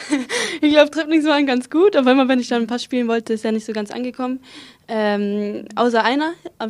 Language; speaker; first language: German; native; German